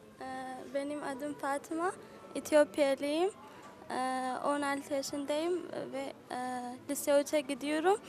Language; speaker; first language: Turkish; non-native, learner; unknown